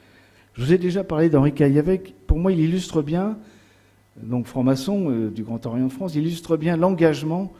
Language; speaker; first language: French; native; French